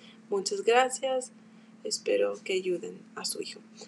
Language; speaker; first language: Spanish; early bilingual, heritage; Spanish